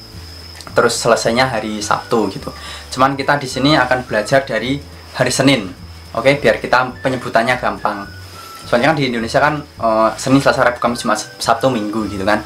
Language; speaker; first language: Indonesian; native; Indonesian